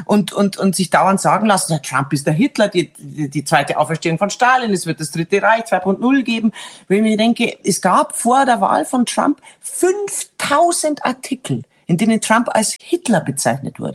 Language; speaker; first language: German; native; German